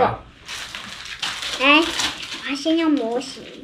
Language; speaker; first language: Chinese; native; Chinese